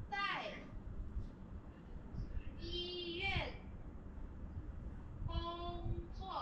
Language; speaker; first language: Chinese; non-native, learner; Malay